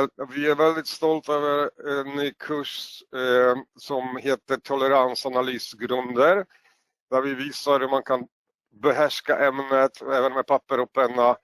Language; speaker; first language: Swedish; non-native, fluent; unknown